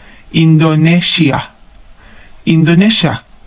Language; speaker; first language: Japanese; non-native, learner; Filipino